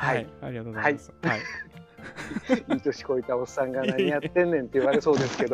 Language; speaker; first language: Japanese; native; Japanese